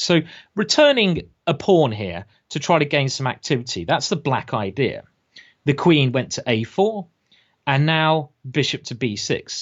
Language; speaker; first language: English; native; English